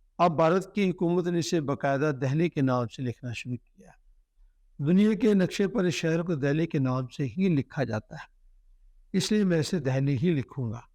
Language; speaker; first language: Urdu; non-native, local second language; Punjabi